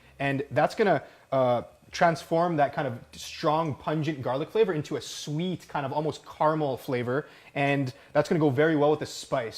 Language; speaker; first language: English; native; English